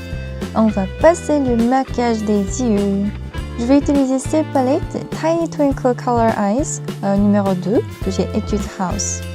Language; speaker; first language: French; non-native, learner; Korean